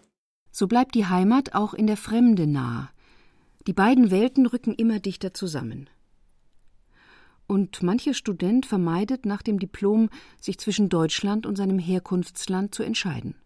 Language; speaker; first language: German; native; German